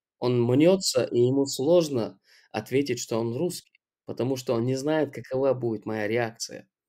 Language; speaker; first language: Russian; non-native, local second language; Chechen